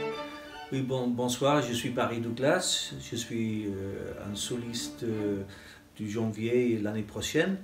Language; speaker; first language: French; non-native, fluent; English